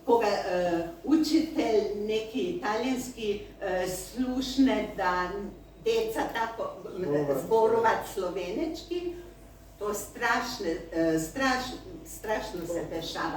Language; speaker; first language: Macedonian; non-native, learner; Slovenian